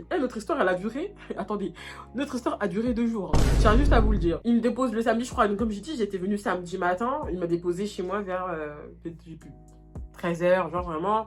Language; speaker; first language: French; native; French